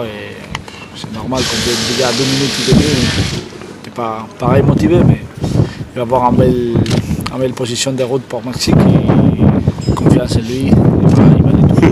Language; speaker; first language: French; non-native, fluent; Spanish